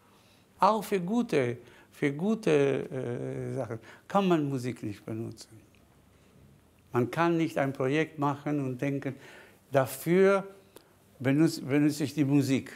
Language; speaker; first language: German; non-native, fluent; Spanish